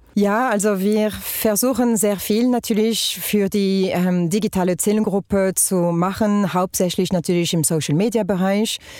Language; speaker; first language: German; non-native, fluent; French